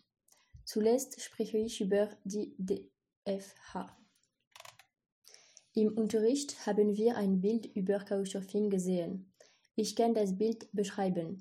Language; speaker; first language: German; non-native, learner; French